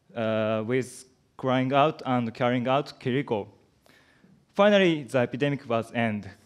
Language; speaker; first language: English; non-native, learner; Japanese